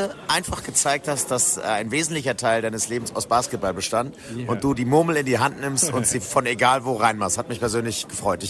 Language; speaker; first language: German; native; German